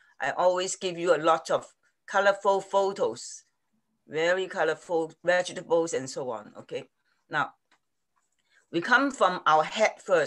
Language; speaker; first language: English; non-native, fluent; Chinese